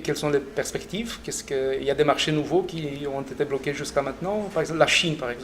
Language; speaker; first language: French; non-native, fluent; Romanian